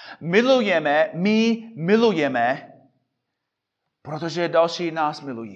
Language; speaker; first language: Czech; non-native, fluent; English